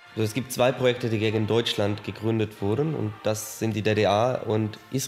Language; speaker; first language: German; non-native, fluent; Hebrew